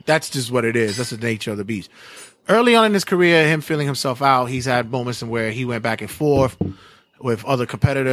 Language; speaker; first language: English; native; English